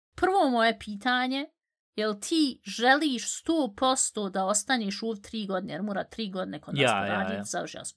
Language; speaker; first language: Bosnian; early bilingual, heritage; Bosnian